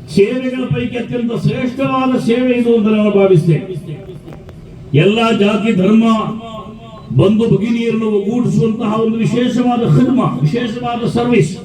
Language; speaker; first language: Kannada; non-native, local second language; Badaga